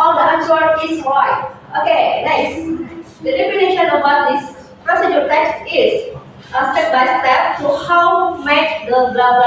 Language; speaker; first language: English; non-native, learner; Indonesian